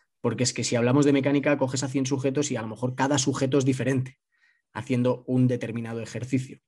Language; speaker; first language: Spanish; native; Spanish